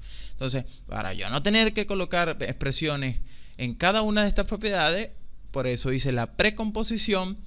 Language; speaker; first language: Spanish; native; Spanish